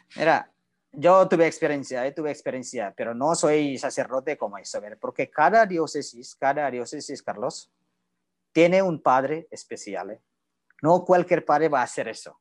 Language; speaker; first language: Spanish; non-native, learner; Indonesian